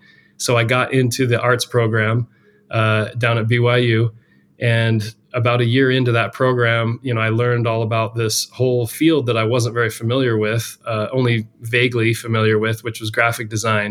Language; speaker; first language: English; native; English